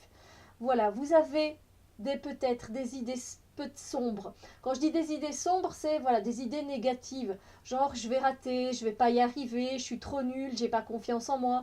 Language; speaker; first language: French; native; French